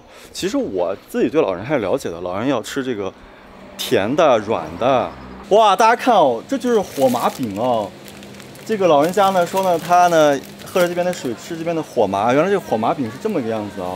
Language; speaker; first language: Chinese; native; Chinese